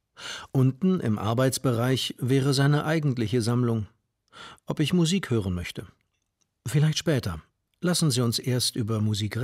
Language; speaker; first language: German; native; German